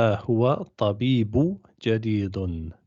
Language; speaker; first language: Arabic; non-native, fluent; English